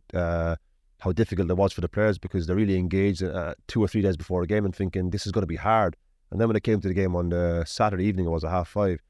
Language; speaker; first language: English; native; English